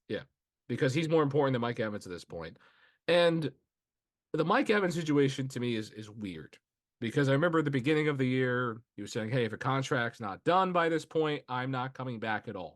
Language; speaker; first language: English; native; English